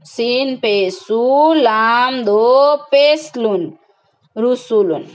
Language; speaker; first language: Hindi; non-native, local second language; Gujarati